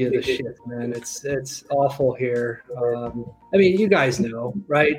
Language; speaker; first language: English; native; English